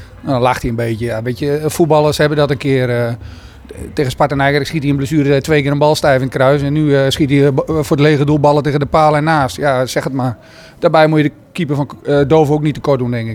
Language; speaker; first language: Dutch; native; Dutch